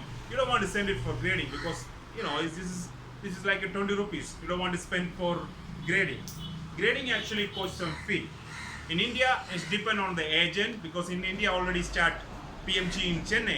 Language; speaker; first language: English; non-native, local second language; Malayalam